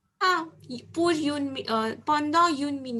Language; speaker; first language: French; non-native, fluent; Hindi